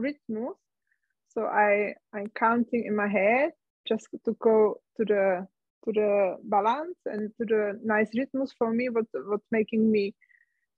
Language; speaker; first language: English; non-native, learner; Czech